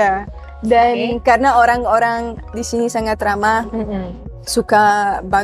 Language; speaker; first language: Indonesian; non-native, learner; Arabic